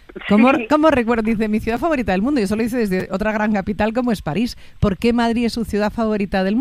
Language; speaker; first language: Spanish; native; Spanish